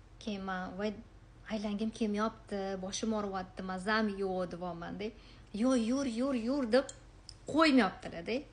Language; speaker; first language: Uzbek; native; Uzbek